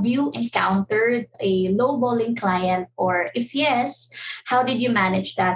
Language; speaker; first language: English; non-native, local second language; Cebuano